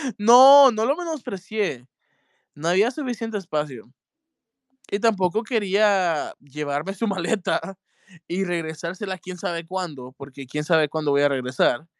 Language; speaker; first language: Spanish; native; Spanish